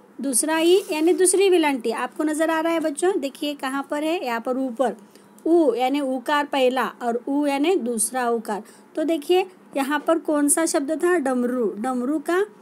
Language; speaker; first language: Hindi; non-native, local second language; Marathi